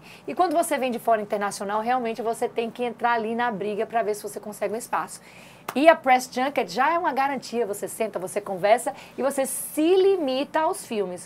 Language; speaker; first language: Portuguese; native; Portuguese